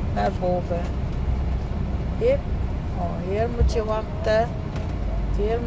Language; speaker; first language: Dutch; non-native, learner; Cebuano